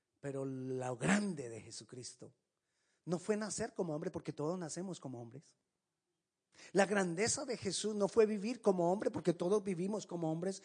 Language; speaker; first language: Spanish; native; Spanish